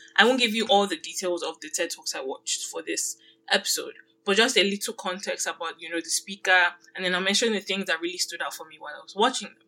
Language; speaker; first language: English; non-native, local second language; Yoruba